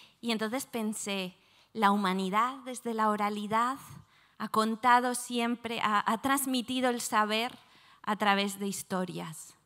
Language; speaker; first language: Spanish; native; Spanish